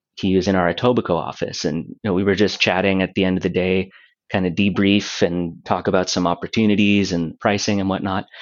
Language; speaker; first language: English; native; English